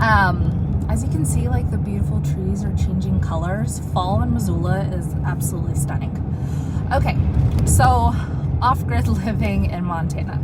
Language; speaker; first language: English; native; English